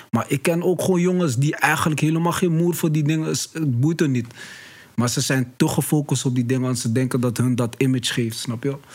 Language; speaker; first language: Dutch; early bilingual, other home language; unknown